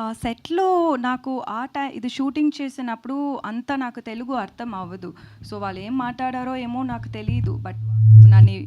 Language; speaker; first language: Telugu; non-native, learner; Tamil